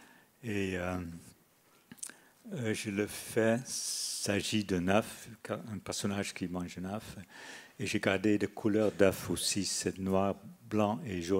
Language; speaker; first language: French; non-native, fluent; Dutch